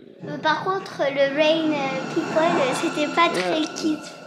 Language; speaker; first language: French; early bilingual, heritage; French